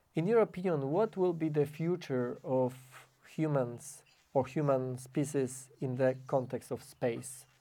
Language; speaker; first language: English; non-native, fluent; Polish